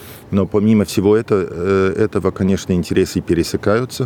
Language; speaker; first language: Russian; non-native, fluent; English